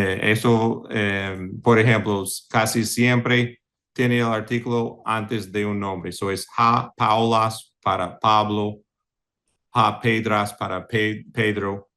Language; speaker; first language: Spanish; non-native, fluent; English